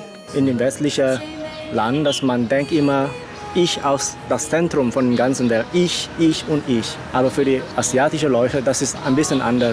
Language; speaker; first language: German; non-native, fluent; Chinese